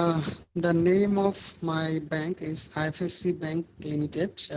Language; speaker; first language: English; non-native, learner; Bangla